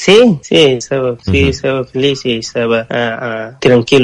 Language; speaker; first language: Spanish; non-native, learner; Persian